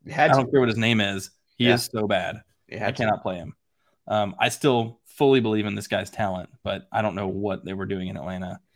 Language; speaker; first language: English; native; English